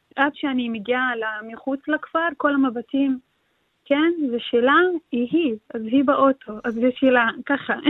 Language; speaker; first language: Hebrew; non-native, local second language; Arabic